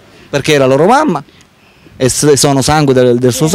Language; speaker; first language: Italian; native; Italian